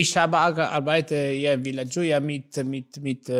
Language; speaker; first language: German; non-native, learner; Italian